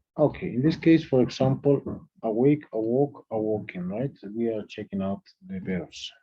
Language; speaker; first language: English; non-native, fluent; Spanish